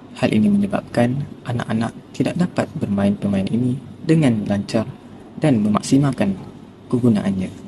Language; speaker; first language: Malay; native; Malay